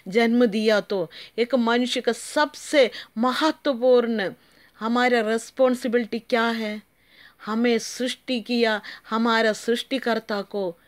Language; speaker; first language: Hindi; non-native, local second language; Malayalam